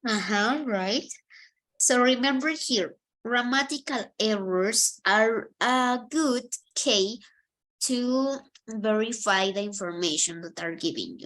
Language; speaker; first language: English; non-native, fluent; Spanish